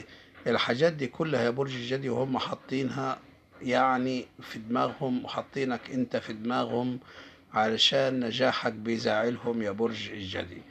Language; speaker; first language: Arabic; native; Arabic